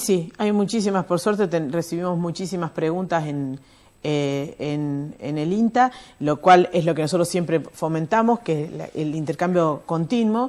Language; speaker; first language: Spanish; native; Spanish